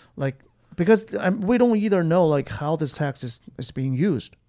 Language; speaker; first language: English; non-native, fluent; Chinese